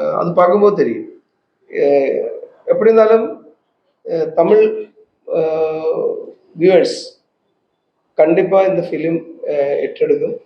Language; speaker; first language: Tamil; non-native, learner; Malayalam